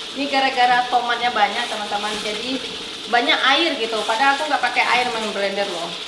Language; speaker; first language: Indonesian; native; Indonesian